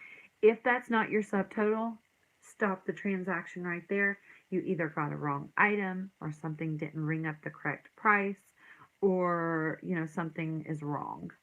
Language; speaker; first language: English; native; English